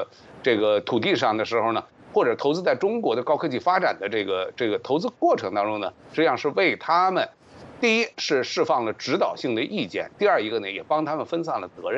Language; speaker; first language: Chinese; native; Chinese